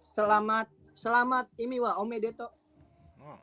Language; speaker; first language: Japanese; non-native, learner; Indonesian